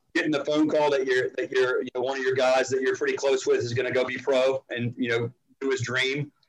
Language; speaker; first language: English; native; English